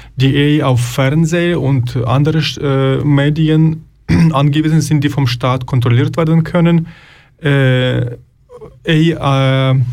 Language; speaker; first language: German; non-native, fluent; Ukrainian